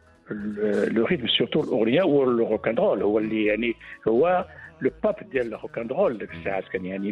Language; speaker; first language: French; non-native, local second language; Arabic